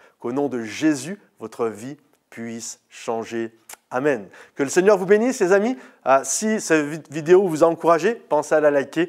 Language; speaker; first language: French; native; French